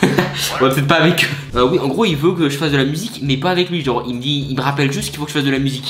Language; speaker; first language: French; native; French